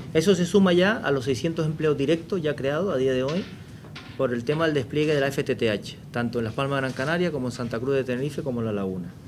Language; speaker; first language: Spanish; native; Spanish